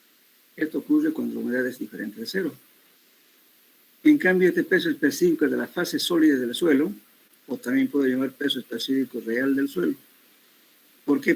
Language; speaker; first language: Spanish; native; Spanish